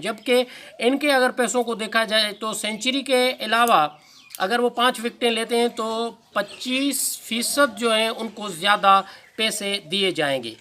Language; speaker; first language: Urdu; non-native, local second language; Sindhi